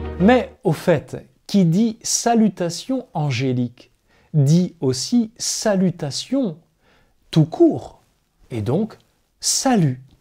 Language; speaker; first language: French; native; French